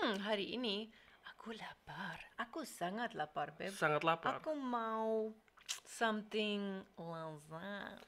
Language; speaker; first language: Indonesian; non-native, learner; English